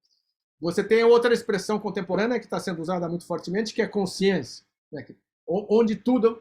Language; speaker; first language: Portuguese; native; Portuguese